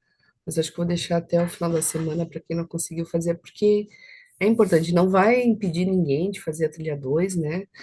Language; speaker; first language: Portuguese; native; Portuguese